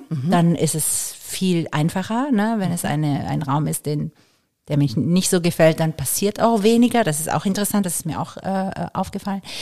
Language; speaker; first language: German; non-native, fluent; Italian